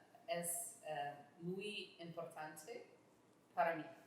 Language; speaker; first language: Spanish; non-native, learner; English